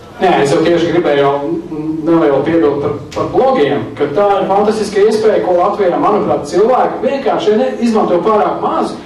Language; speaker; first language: Latvian; native; Latvian